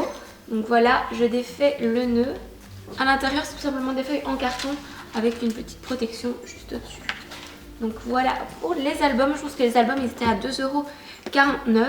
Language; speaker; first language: French; native; French